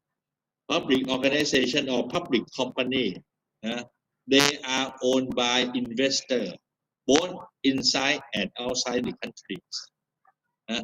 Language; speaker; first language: English; non-native, fluent; Thai